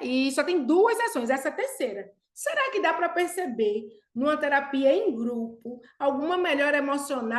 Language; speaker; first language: Portuguese; native; Portuguese